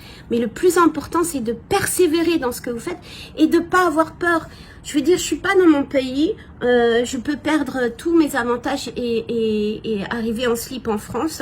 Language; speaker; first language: French; native; French